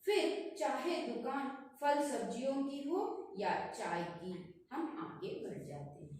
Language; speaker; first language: Hindi; non-native, local second language; Kannada